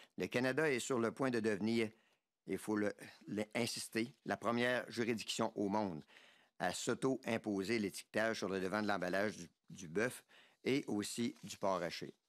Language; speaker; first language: French; native; French